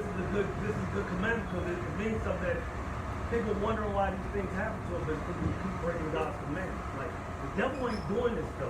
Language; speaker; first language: English; native; English